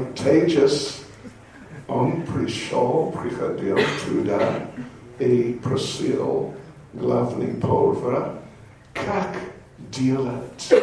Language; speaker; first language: Russian; non-native, learner; English